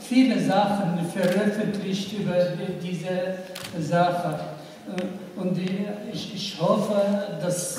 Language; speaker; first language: German; non-native, fluent; Arabic